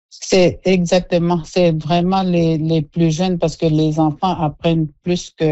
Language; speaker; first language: French; non-native, local second language; Innu-aimun